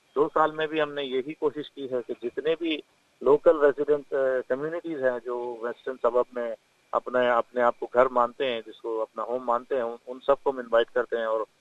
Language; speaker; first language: Urdu; native; Urdu